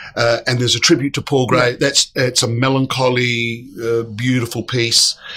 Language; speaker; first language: English; native; English